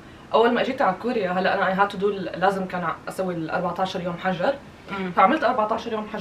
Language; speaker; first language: Arabic; native; Arabic